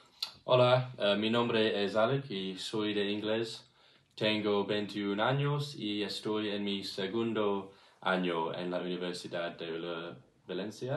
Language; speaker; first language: Spanish; non-native, learner; English